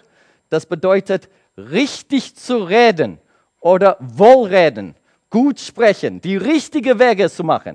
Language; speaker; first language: German; non-native, learner; English